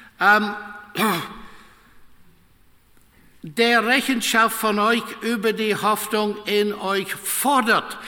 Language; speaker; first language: German; non-native, fluent; English